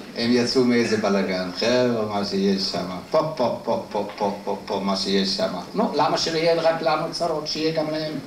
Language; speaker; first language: Hebrew; non-native, fluent; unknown